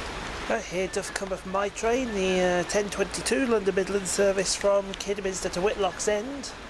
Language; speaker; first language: English; native; English